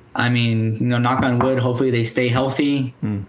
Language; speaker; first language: English; native; English